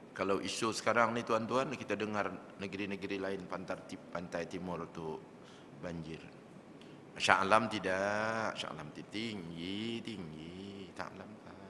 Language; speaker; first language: Malay; native; Malay